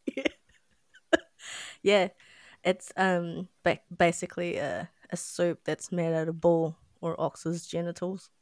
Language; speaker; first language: English; non-native, local second language; Filipino